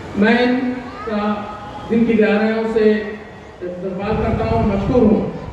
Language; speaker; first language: Urdu; native; Urdu